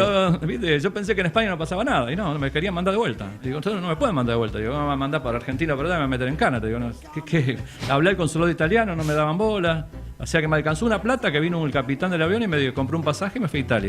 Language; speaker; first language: Spanish; native; Spanish